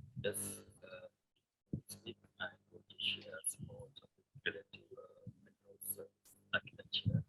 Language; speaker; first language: English; non-native, learner; Khmer